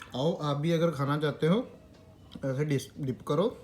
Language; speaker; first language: Hindi; non-native, local second language; Punjabi